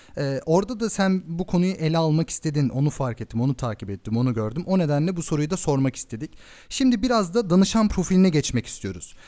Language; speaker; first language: Turkish; early bilingual, heritage; Turkish